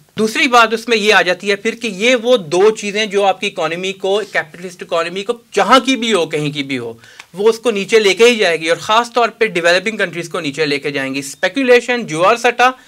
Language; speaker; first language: Urdu; native; Urdu